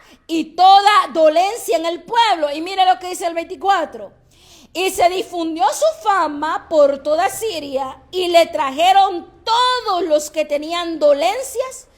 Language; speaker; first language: Spanish; native; Spanish